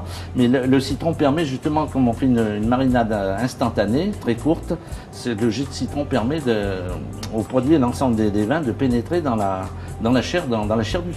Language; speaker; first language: French; native; French